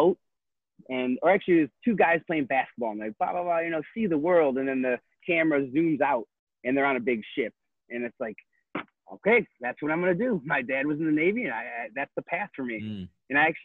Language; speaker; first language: English; native; English